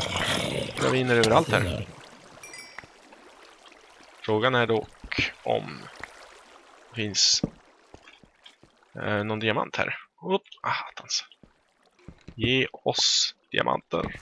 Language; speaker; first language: Swedish; native; Swedish